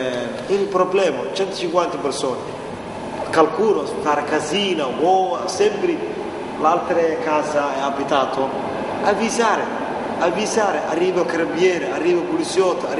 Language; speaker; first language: Italian; non-native, learner; Somali